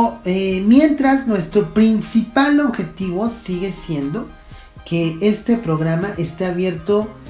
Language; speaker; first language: Spanish; native; Spanish